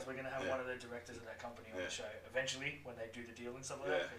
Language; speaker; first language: English; native; English